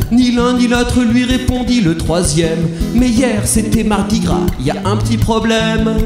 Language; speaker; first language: French; native; French